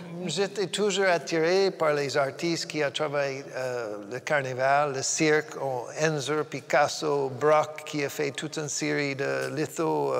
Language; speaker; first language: French; non-native, fluent; English